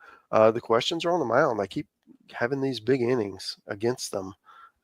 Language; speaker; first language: English; native; English